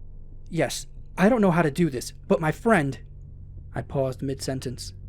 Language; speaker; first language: English; native; English